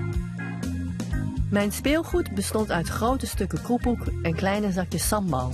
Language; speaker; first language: Dutch; early bilingual, other home language; Cantonese